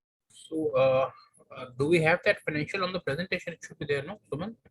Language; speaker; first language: English; non-native, local second language; Hindi